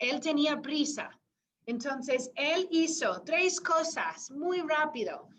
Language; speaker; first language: Spanish; non-native, fluent; English